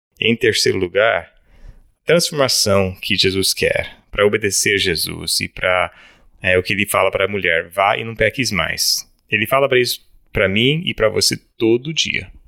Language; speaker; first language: Portuguese; early bilingual, other home language; English